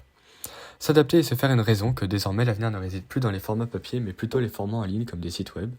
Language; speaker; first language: French; native; French